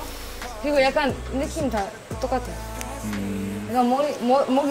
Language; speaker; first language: Korean; non-native, learner; Greek